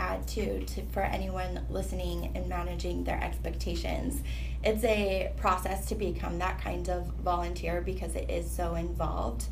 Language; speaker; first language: English; native; English